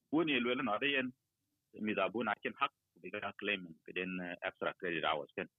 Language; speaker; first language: English; non-native, fluent; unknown